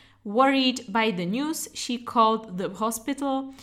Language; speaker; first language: English; non-native, fluent; Czech